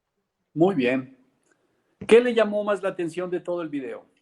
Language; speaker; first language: Spanish; native; Spanish